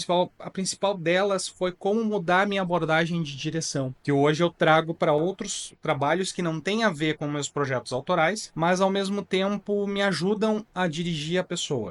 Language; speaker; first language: Portuguese; native; Portuguese